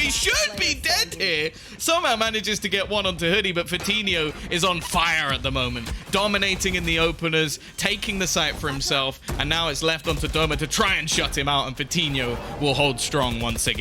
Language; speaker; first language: English; native; English